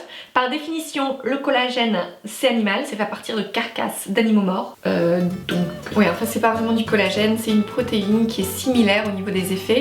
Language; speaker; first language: French; native; French